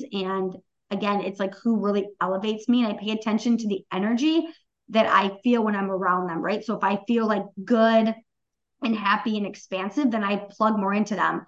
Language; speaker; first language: English; native; English